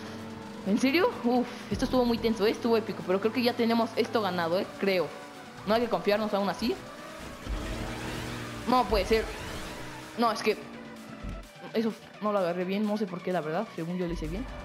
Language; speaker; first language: Spanish; native; Spanish